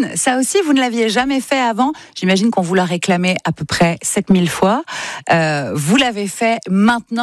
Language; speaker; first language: French; native; French